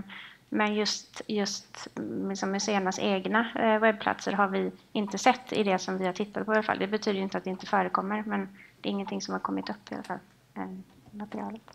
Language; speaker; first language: Swedish; native; Swedish